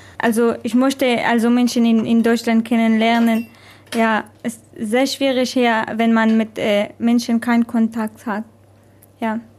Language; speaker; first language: German; non-native, learner; Arabic